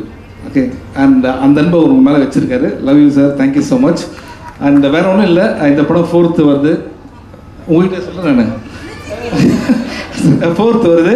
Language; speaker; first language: Tamil; native; Tamil